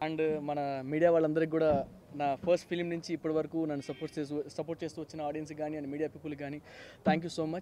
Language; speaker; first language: Telugu; native; Telugu